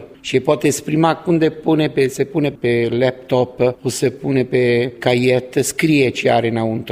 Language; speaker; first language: Romanian; non-native, learner; Italian